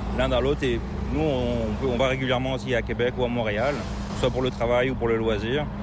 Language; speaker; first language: French; native; French